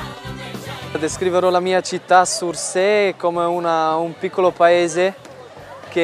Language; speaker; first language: Italian; non-native, fluent; German